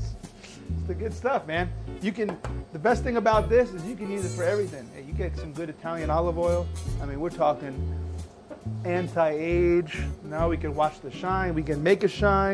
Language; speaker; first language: English; native; English